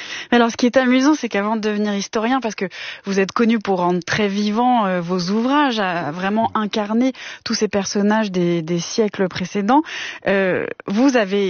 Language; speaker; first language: French; native; French